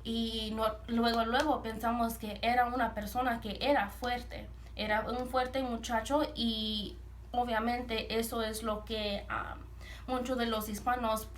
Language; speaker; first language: Spanish; early bilingual, heritage; Spanish